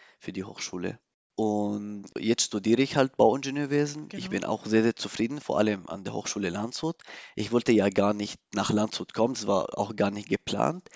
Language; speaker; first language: German; non-native, learner; Arabic